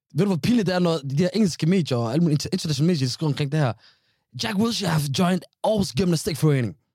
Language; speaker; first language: Danish; native; Danish